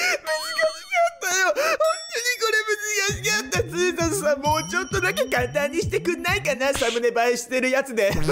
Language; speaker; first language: Japanese; native; Japanese